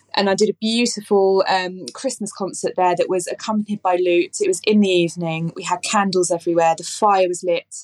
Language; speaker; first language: English; native; English